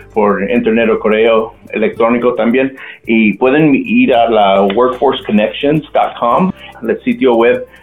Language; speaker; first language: Spanish; non-native, local second language; English